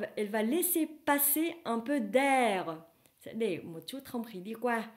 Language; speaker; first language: French; non-native, fluent; Vietnamese